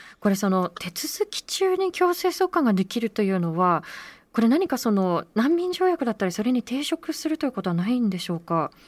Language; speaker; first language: Japanese; native; Japanese